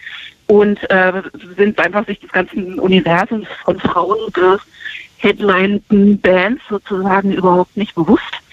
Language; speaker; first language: German; native; German